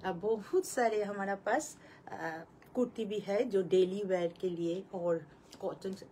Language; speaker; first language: Hindi; non-native, local second language; Bangla